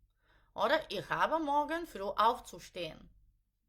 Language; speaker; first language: German; non-native, fluent; Lithuanian